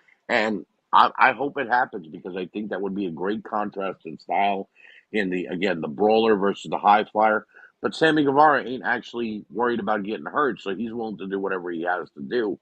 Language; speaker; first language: English; native; English